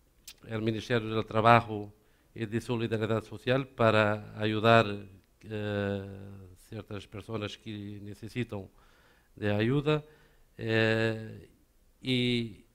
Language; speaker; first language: Spanish; non-native, learner; Portuguese